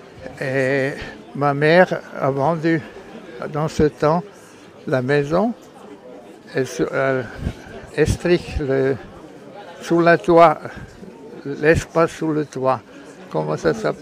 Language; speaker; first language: French; non-native, local second language; German